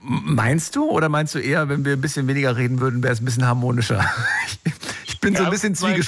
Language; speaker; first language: German; native; German